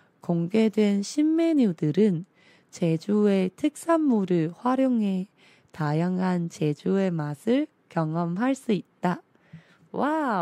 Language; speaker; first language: Korean; non-native, fluent; Chinese